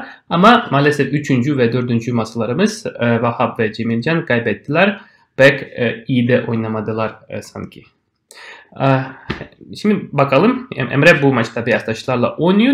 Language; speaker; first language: Turkish; non-native, fluent; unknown